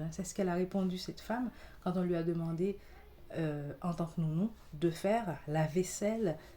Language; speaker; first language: French; non-native, local second language; Haitian Creole